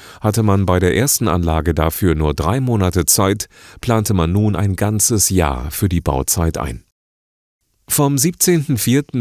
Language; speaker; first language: German; native; German